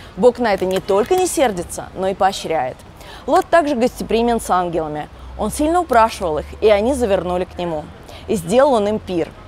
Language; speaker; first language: Russian; native; Russian